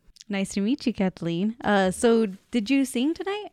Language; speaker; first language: English; early bilingual, other home language; Spanish